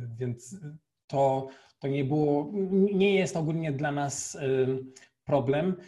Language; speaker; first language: Polish; non-native, fluent; Portuguese